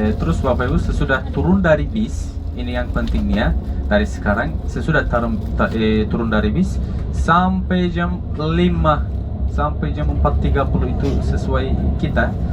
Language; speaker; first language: Indonesian; non-native, fluent; Turkish